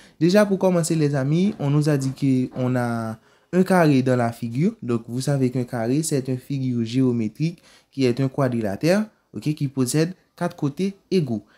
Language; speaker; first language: French; non-native, local second language; Haitian Creole